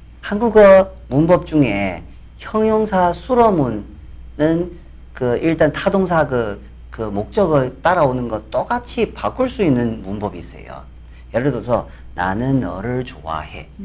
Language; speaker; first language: Korean; non-native, fluent; Chinese